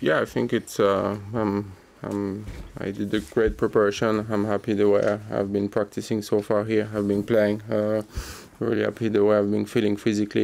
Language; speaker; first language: English; non-native, fluent; French